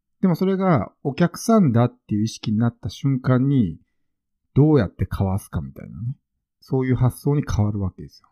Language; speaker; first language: Japanese; native; Japanese